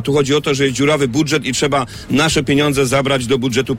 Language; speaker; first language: Polish; native; Polish